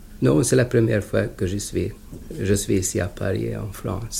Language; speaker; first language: French; non-native, fluent; Hungarian